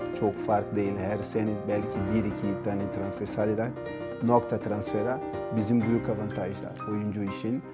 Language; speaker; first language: Turkish; non-native, learner; Portuguese